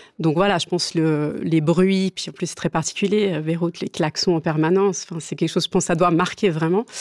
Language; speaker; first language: French; native; French